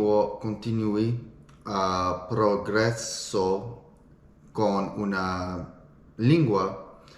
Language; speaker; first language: Italian; non-native, learner; English